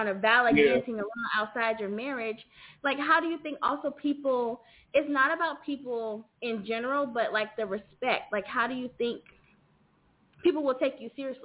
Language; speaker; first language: English; native; English